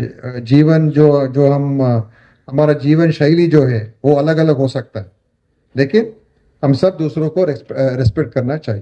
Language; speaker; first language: Hindi; non-native, local second language; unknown